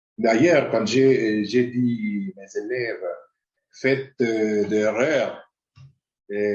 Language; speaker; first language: French; non-native, fluent; Spanish